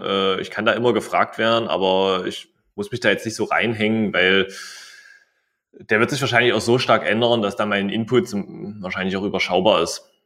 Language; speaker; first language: German; native; German